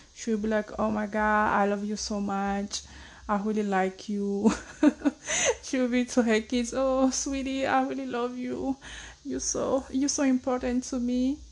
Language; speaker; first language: English; non-native, fluent; Portuguese